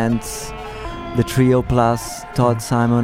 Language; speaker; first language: English; non-native, fluent; Italian